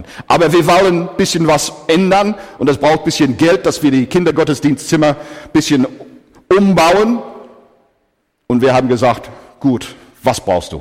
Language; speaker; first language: German; non-native, fluent; English